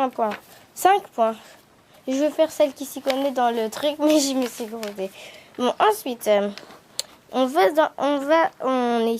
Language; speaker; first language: French; native; French